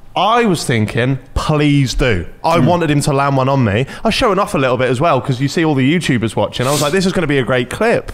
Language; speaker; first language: English; native; English